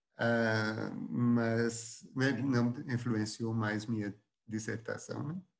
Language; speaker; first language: Portuguese; non-native, fluent; Dutch